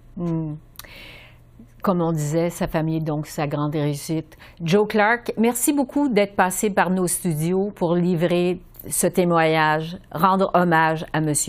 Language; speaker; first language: French; native; French